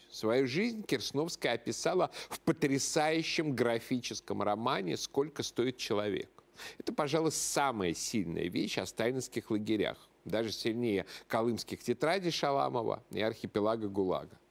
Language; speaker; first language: Russian; native; Russian